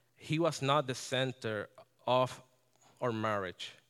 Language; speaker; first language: English; non-native, fluent; Spanish